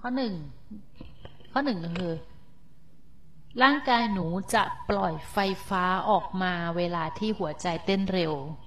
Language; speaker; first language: Thai; native; Thai